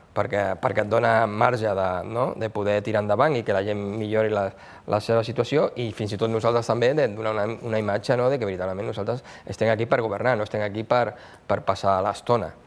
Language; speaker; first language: Catalan; non-native, local second language; Spanish